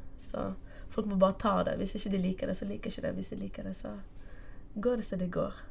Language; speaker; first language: Norwegian; early bilingual, other home language; Portuguese